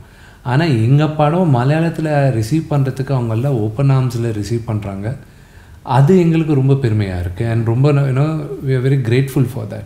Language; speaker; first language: Tamil; non-native, local second language; Telugu